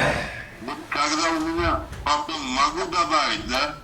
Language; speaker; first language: Russian; non-native, learner; Uzbek